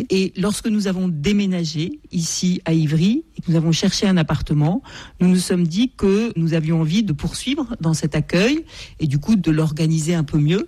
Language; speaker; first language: French; native; French